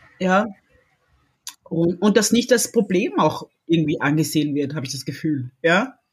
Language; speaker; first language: German; early bilingual, other home language; Lingala